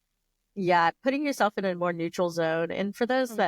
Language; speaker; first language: English; native; English